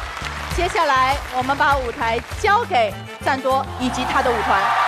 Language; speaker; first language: Chinese; native; Chinese